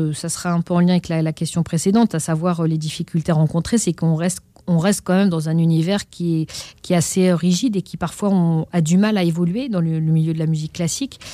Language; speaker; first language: French; native; French